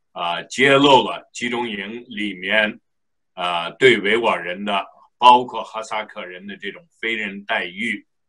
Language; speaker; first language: Chinese; non-native, local second language; Uyghur